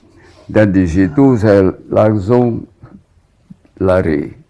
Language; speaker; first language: Indonesian; non-native, local second language; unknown